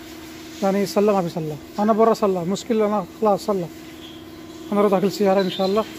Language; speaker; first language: Arabic; non-native, learner; Urdu